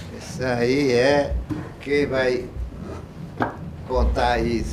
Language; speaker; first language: Portuguese; non-native, local second language; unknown